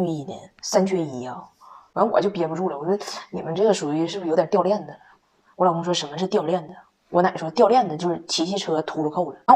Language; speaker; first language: Chinese; native; Chinese